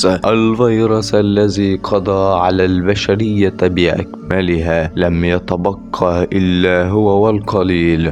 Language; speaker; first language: Arabic; native; Arabic